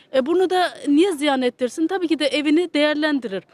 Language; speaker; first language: Turkish; native; Turkish